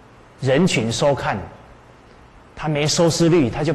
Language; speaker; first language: Chinese; native; Chinese